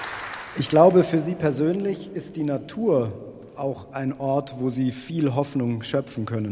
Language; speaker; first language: German; native; German